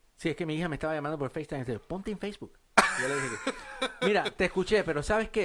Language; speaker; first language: Spanish; native; Spanish